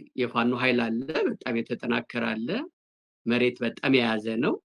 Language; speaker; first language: Amharic; non-native, local second language; Tigrinya